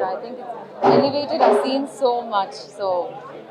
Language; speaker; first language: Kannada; non-native, learner; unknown